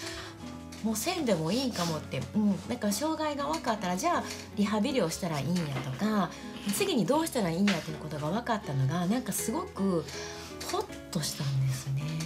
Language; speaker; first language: Japanese; native; Japanese